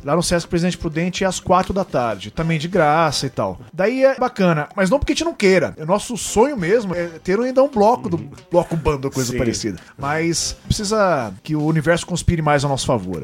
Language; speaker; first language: Portuguese; native; Portuguese